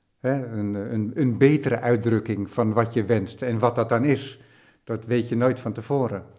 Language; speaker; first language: Dutch; native; Dutch